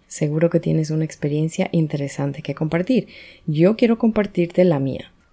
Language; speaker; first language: Spanish; native; Spanish